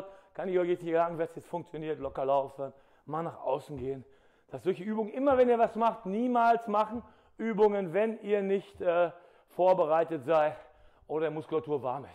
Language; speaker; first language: German; native; German